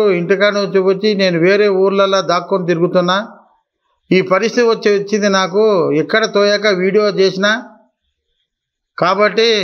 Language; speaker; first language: Telugu; native; Telugu